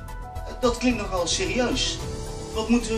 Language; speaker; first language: Dutch; native; Dutch